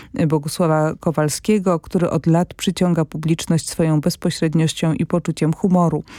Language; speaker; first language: Polish; native; Polish